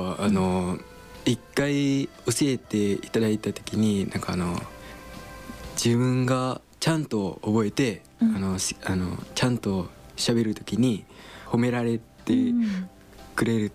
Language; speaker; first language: Japanese; non-native, learner; Khmer